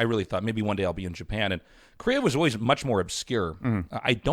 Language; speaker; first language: English; native; English